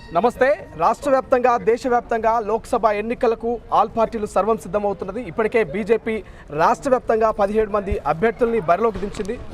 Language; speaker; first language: Telugu; native; Telugu